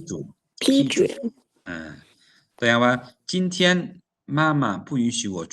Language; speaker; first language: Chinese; non-native, fluent; Lao